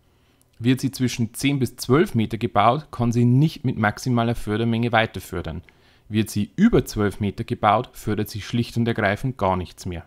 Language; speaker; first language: German; native; German